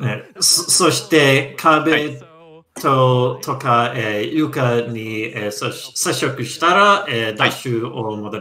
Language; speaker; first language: Japanese; non-native, learner; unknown